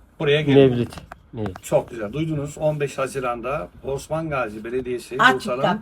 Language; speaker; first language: Turkish; native; Turkish